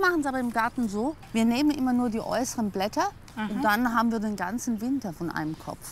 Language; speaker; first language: German; native; German